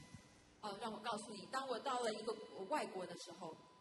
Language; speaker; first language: Chinese; native; Chinese